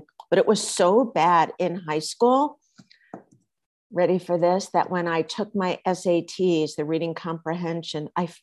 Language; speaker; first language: English; native; English